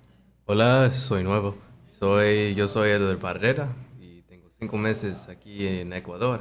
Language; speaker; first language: Spanish; non-native, learner; English